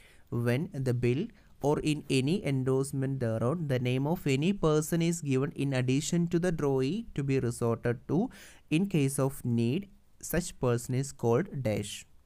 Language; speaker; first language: English; non-native, local second language; Malayalam